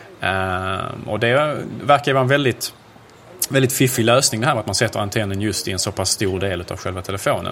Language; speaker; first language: Swedish; native; Swedish